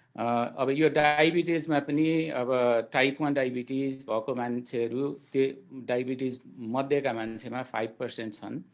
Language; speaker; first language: Nepali; native; Nepali